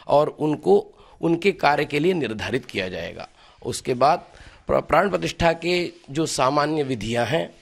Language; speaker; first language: Hindi; native; Hindi